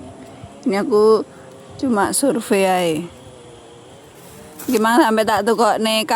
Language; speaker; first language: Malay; non-native, local second language; Javanese